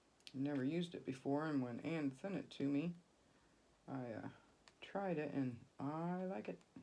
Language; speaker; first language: English; native; English